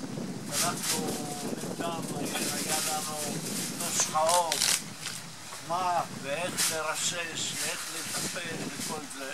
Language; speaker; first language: Hebrew; non-native, fluent; Italian